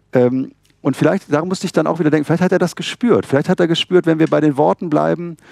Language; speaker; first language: German; native; German